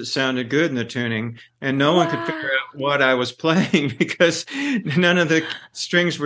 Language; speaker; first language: English; native; English